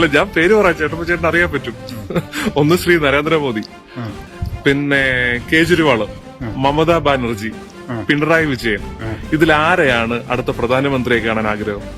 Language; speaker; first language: Malayalam; native; Malayalam